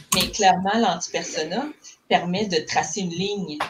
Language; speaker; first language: French; native; French